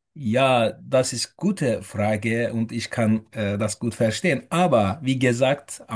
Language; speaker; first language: German; non-native, fluent; Turkish